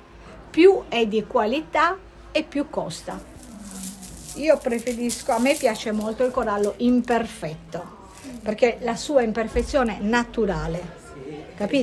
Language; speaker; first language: Italian; native; Italian